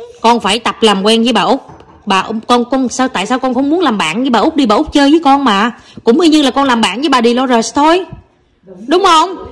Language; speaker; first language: Vietnamese; native; Vietnamese